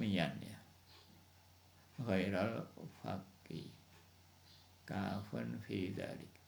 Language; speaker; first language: Arabic; non-native, fluent; Indonesian